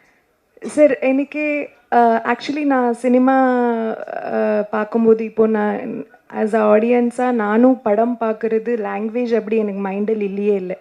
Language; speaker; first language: Tamil; non-native, learner; Kannada